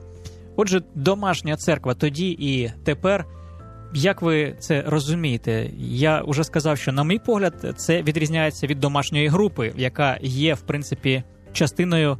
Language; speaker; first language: Ukrainian; native; Ukrainian